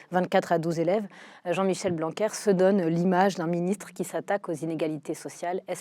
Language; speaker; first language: French; native; French